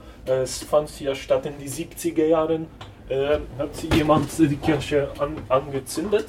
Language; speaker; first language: German; non-native, fluent; Polish